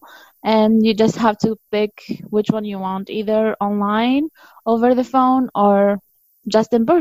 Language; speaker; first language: English; non-native, fluent; Arabic